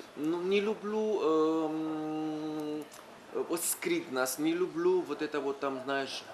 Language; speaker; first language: Russian; non-native, fluent; Spanish